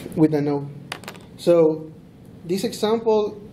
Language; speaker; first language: English; non-native, fluent; Spanish